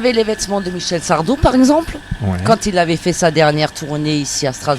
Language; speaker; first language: French; native; French